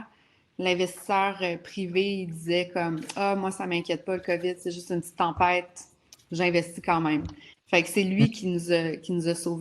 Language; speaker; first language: French; native; French